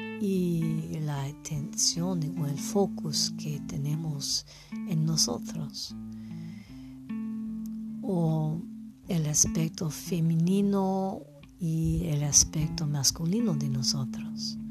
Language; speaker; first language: Spanish; non-native, fluent; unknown